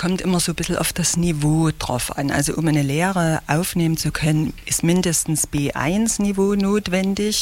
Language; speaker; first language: German; native; German